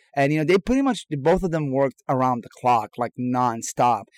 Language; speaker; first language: English; non-native, fluent; Persian